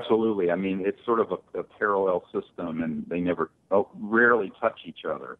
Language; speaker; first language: English; native; English